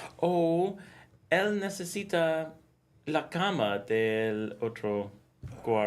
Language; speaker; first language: Spanish; non-native, learner; English